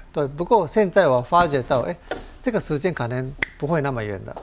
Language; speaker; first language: Chinese; non-native, fluent; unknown